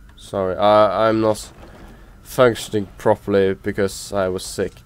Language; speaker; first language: English; non-native, fluent; Norwegian